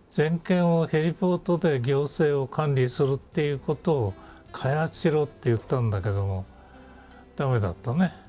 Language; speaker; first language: Japanese; native; Japanese